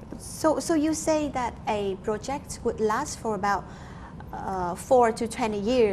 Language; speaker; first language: English; non-native, fluent; Vietnamese